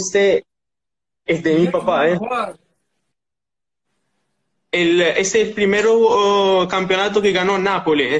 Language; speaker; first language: Spanish; non-native, learner; Italian